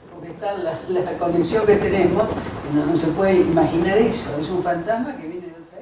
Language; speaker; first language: Spanish; native; Spanish